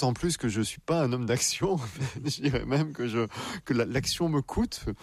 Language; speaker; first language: French; native; French